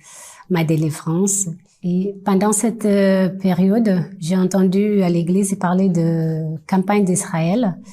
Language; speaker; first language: French; non-native, fluent; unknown